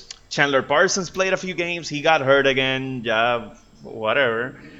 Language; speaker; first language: English; non-native, local second language; Spanish